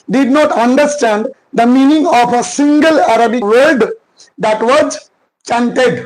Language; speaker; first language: English; non-native, local second language; Bangla